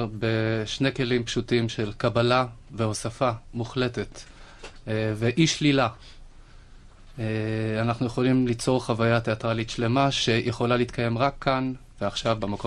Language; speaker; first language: Hebrew; native; Hebrew